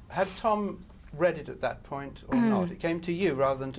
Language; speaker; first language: English; native; English